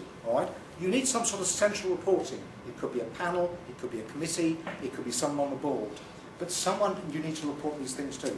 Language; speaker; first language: English; native; English